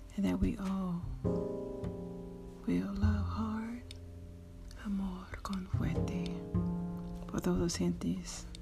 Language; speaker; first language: English; native; English